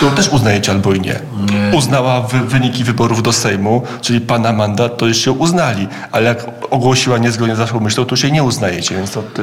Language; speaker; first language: Polish; native; Polish